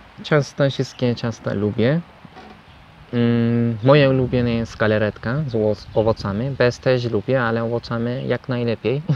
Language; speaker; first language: Polish; non-native, fluent; Turkish